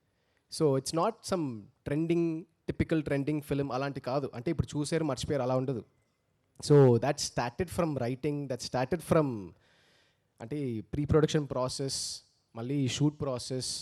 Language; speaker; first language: Telugu; early bilingual, heritage; Telugu